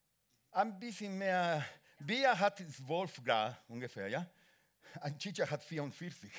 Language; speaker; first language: German; non-native, learner; Spanish